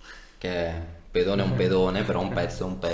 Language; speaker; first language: Italian; native; Italian